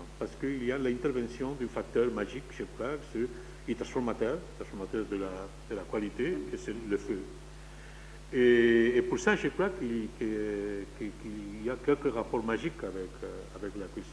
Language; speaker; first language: French; non-native, fluent; Spanish